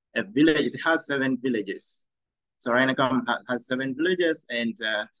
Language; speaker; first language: English; non-native, fluent; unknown